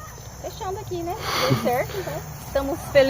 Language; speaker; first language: Portuguese; native; Portuguese